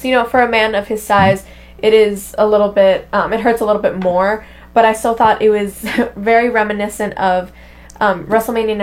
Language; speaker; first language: English; native; English